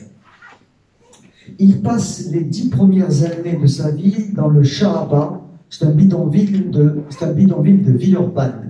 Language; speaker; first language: French; native; French